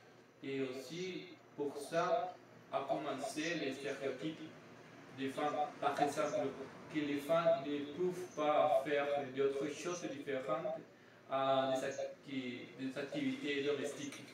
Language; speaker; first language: French; non-native, learner; Spanish